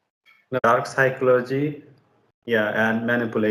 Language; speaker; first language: English; non-native, learner; Bangla